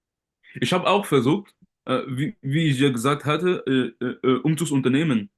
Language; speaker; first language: German; non-native, learner; French